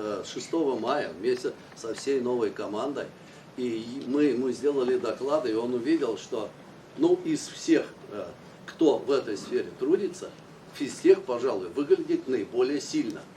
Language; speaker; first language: Russian; native; Russian